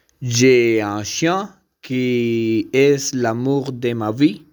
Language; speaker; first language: French; non-native, learner; Spanish